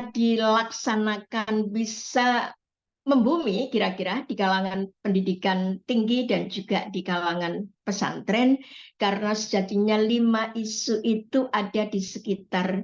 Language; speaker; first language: Indonesian; native; Indonesian